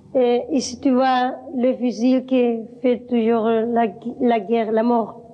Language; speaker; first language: French; non-native, learner; Spanish